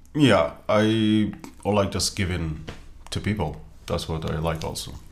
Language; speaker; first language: English; non-native, fluent; Arabic